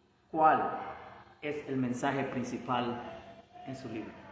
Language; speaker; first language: Spanish; native; Spanish